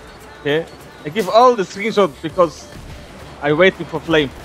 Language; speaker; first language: English; non-native, learner; Turkish